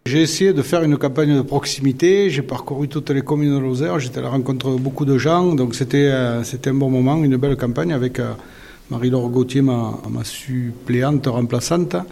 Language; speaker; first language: French; native; French